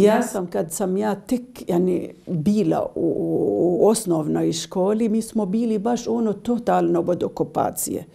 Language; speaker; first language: Serbian; non-native, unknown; Arabic